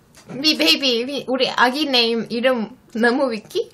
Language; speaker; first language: Korean; non-native, learner; Turkish